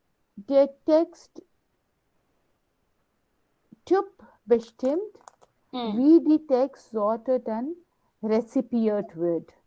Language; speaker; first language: German; non-native, fluent; Hindi